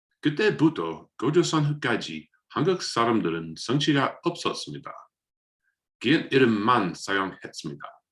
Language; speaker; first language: Korean; non-native, learner; English